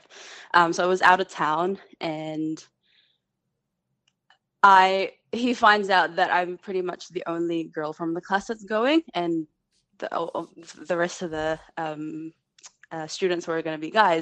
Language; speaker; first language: English; native; English